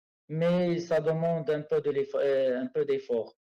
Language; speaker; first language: French; non-native, learner; Arabic